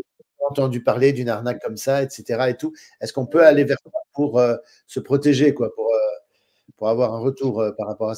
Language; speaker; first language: French; native; French